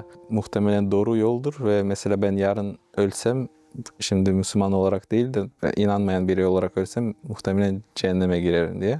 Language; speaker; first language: Turkish; non-native, fluent; Russian